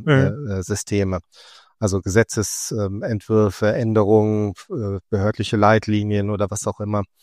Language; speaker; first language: German; native; German